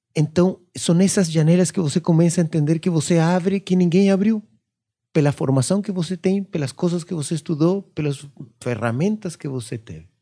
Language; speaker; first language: Portuguese; non-native, fluent; Spanish